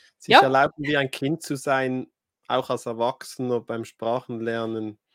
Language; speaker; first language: German; native; German